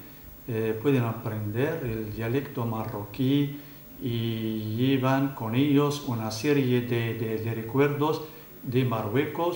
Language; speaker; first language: Spanish; non-native, fluent; Arabic